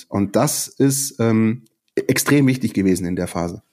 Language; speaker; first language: German; native; German